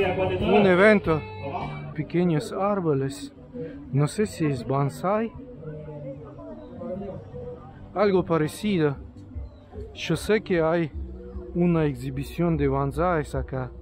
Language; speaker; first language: Spanish; non-native, learner; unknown